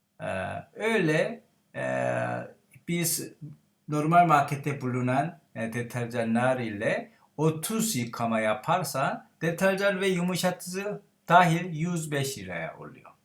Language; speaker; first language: Turkish; non-native, learner; Korean